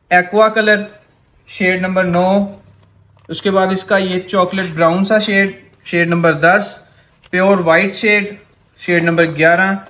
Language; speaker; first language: Urdu; non-native, local second language; Punjabi